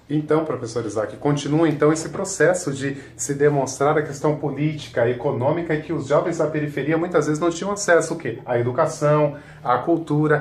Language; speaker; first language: Portuguese; native; Portuguese